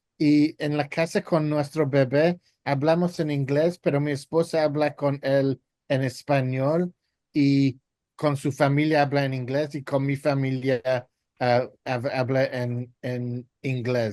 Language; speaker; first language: Spanish; non-native, learner; English